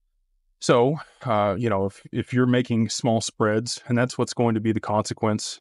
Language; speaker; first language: English; native; English